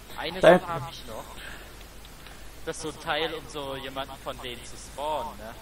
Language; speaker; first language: German; native; German